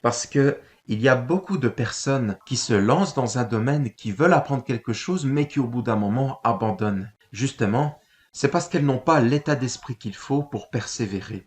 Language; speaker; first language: French; native; French